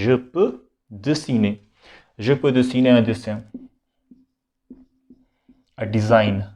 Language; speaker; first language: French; non-native, fluent; Hindi